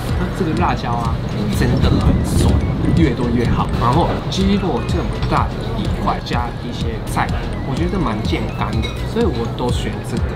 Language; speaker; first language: Chinese; non-native, fluent; Japanese